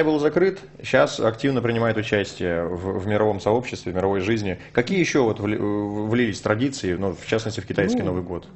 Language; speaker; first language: Russian; native; Russian